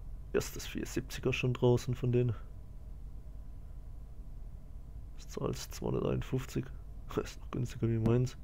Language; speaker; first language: German; native; German